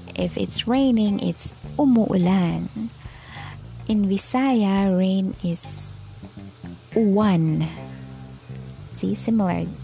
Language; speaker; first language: English; non-native, local second language; Cebuano